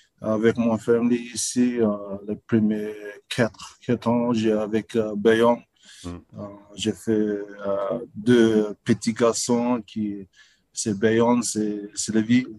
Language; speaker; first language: French; non-native, learner; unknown